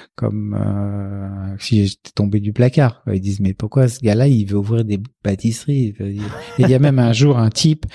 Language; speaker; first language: French; native; French